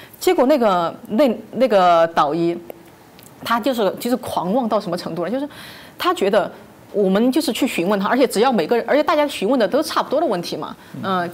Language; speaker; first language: Chinese; native; Chinese